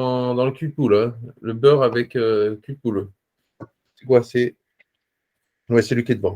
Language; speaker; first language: French; native; French